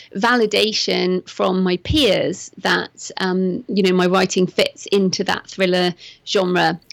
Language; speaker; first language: English; native; English